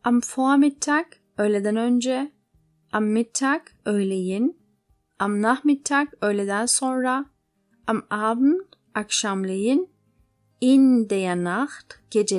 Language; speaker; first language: German; non-native, fluent; Turkish